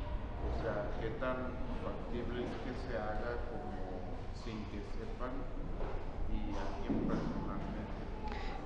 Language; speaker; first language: Spanish; native; Spanish